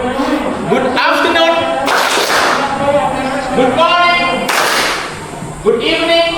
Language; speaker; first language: English; non-native, fluent; Indonesian